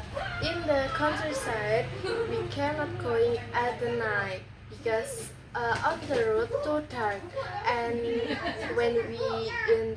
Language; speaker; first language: English; non-native, learner; Indonesian